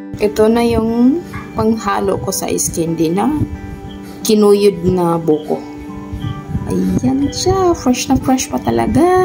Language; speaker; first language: Filipino; non-native, local second language; Cebuano